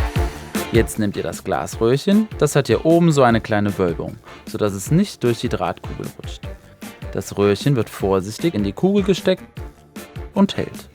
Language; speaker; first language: German; native; German